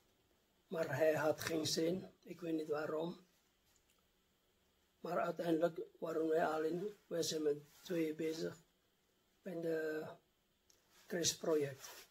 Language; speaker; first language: Dutch; non-native, fluent; Indonesian